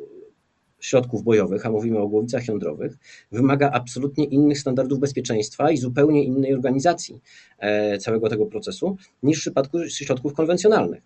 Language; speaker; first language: Polish; native; Polish